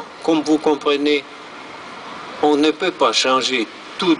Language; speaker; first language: French; non-native, fluent; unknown